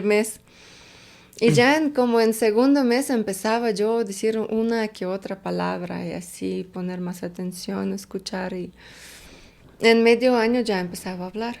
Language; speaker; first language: Spanish; non-native, fluent; Russian